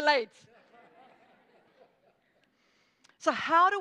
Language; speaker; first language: English; native; English